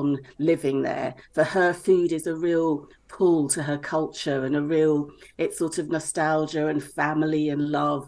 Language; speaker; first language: English; native; English